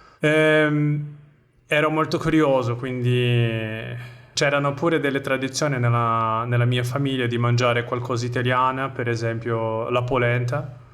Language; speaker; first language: Italian; non-native, fluent; Portuguese